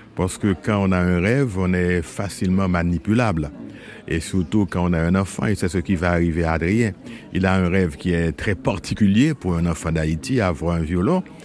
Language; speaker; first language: French; non-native, local second language; Haitian Creole